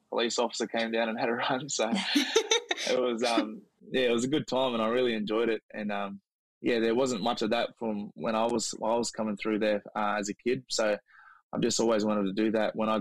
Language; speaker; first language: English; native; English